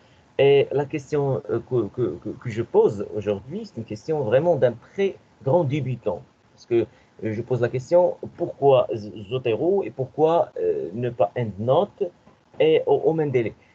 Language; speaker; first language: French; non-native, local second language; Arabic